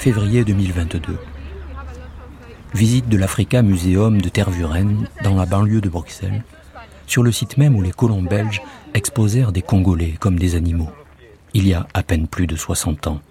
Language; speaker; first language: French; native; French